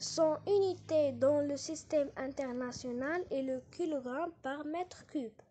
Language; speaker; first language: French; non-native, local second language; Arabic